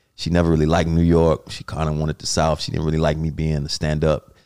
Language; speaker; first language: English; native; English